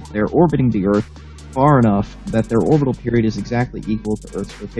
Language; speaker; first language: English; native; English